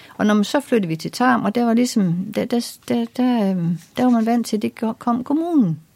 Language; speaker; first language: Danish; native; Danish